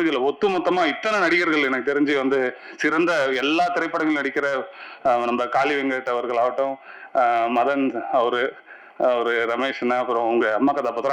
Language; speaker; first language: Tamil; native; Tamil